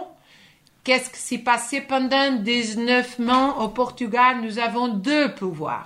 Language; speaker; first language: French; non-native, fluent; Portuguese